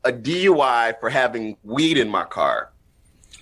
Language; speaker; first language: English; native; English